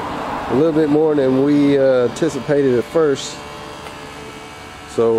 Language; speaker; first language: English; native; English